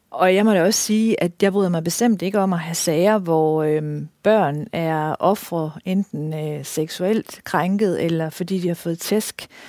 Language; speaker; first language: Danish; native; Danish